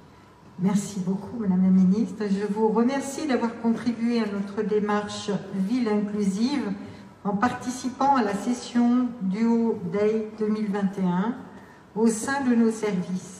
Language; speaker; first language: French; native; French